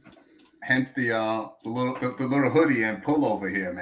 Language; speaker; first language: English; native; English